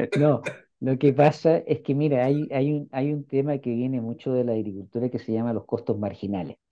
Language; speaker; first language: Spanish; native; Spanish